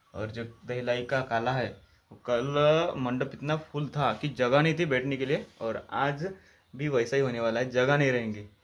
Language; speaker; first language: Hindi; non-native, local second language; Marathi